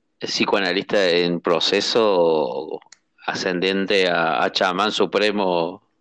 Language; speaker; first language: Spanish; native; Spanish